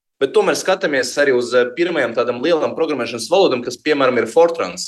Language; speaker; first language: Latvian; non-native, local second language; Russian